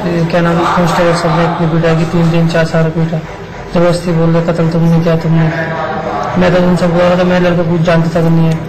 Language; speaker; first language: Hindi; native; Hindi